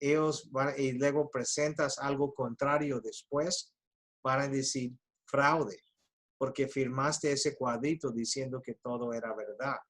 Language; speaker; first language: Spanish; early bilingual, heritage; Spanish